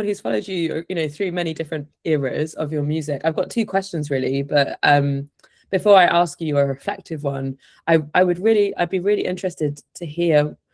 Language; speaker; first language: English; native; English